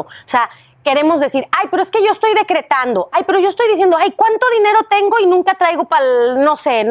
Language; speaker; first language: Spanish; native; Spanish